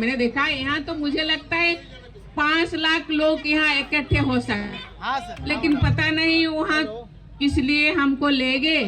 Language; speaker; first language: Hindi; non-native, local second language; Santali